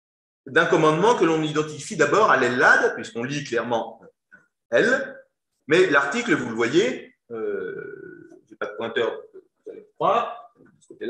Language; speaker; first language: French; native; French